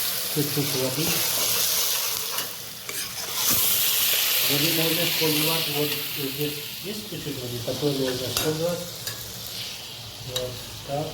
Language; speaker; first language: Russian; non-native, learner; Hindi